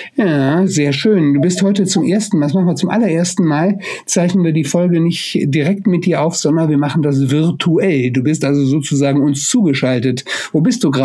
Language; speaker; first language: German; native; German